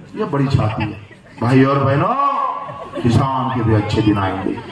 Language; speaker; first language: Hindi; non-native, local second language; Marathi